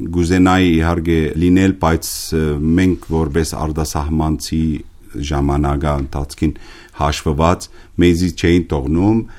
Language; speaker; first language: Armenian; early bilingual, heritage; Armenian